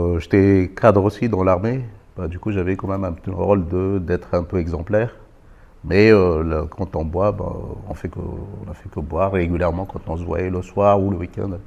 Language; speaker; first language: French; non-native, local second language; Malagasy